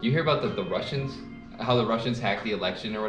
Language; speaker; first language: English; native; English